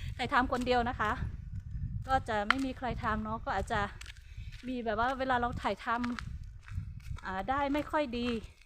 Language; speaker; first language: Thai; non-native, local second language; Hmong